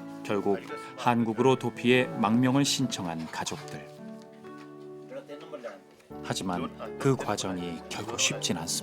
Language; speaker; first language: Korean; native; Korean